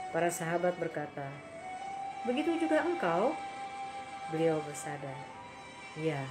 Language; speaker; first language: Indonesian; native; Indonesian